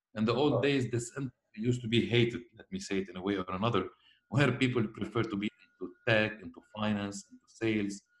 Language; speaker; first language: English; non-native, fluent; Arabic